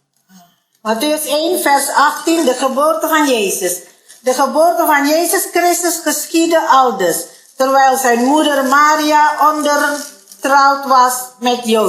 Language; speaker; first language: Dutch; non-native, learner; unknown